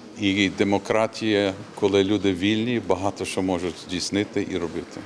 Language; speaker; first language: Ukrainian; non-native, learner; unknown